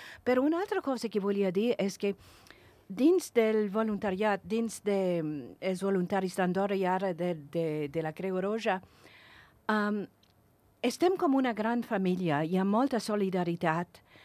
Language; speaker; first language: Catalan; non-native, fluent; English